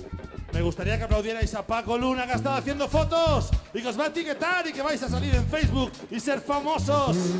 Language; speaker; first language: Spanish; native; Spanish